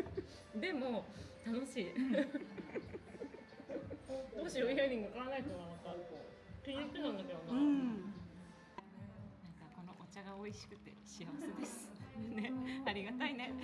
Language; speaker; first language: Japanese; native; Japanese